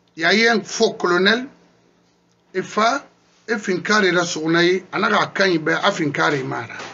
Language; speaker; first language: French; non-native, local second language; Susu